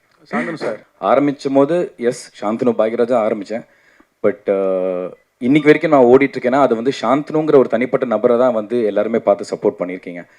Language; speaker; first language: Tamil; native; Tamil